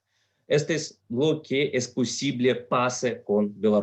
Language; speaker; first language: Spanish; non-native, fluent; Russian